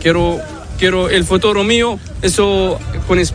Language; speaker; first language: Spanish; non-native, learner; Arabic